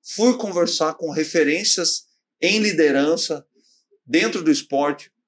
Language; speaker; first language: Portuguese; native; Portuguese